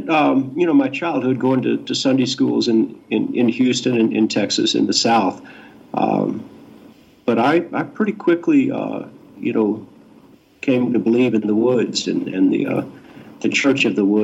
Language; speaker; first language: English; native; English